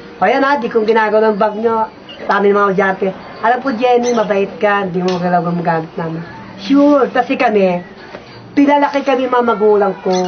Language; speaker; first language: Filipino; native; Filipino